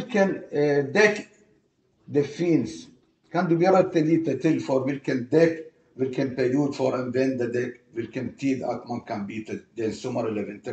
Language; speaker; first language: Swedish; non-native, learner; Arabic